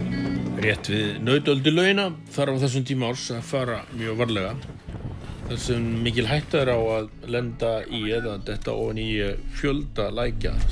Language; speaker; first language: Icelandic; native; Icelandic